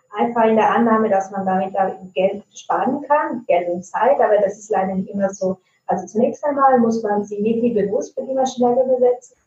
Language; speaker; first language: German; non-native, fluent; Italian